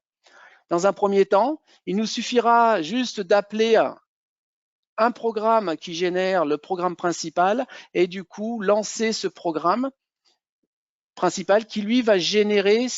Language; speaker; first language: French; native; French